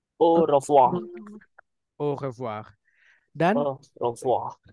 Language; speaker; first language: French; non-native, learner; Indonesian